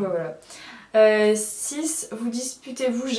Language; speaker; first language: French; native; French